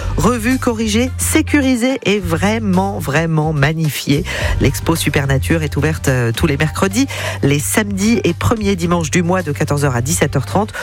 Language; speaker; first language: French; native; French